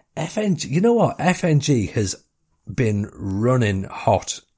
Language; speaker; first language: English; native; English